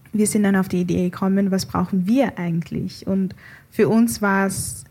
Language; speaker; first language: German; early bilingual, other home language; Igbo